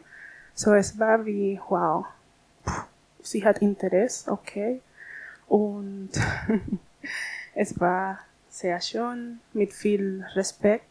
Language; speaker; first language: German; non-native, learner; Spanish